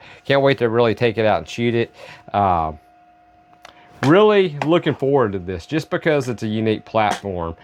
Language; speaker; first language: English; native; English